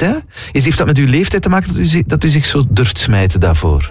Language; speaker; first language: Dutch; native; Dutch